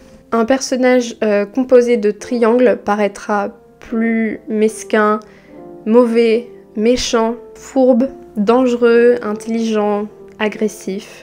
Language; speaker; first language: French; native; French